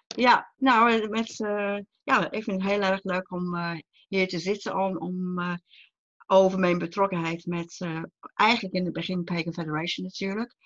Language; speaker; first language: Dutch; non-native, fluent; English